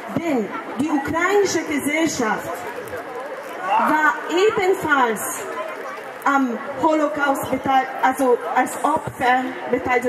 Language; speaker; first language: German; non-native, fluent; Polish